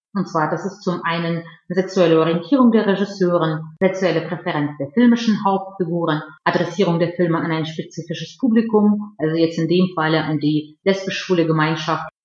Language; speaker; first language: German; non-native, fluent; Russian